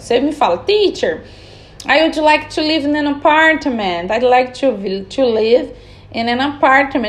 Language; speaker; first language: English; non-native, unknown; Portuguese